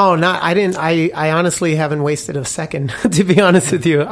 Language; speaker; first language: English; native; English